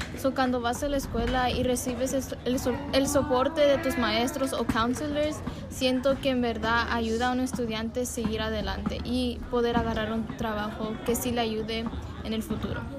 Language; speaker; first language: Spanish; early bilingual, heritage; Spanish